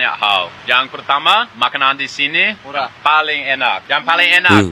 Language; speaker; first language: Indonesian; non-native, learner; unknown